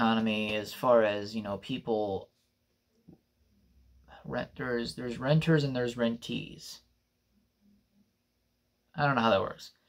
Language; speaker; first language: English; native; English